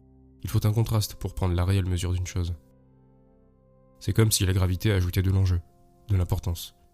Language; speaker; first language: French; native; French